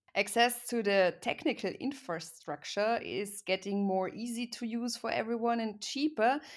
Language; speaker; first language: English; non-native, fluent; German